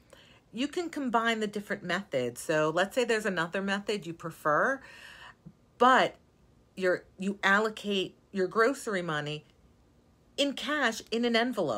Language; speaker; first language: English; native; English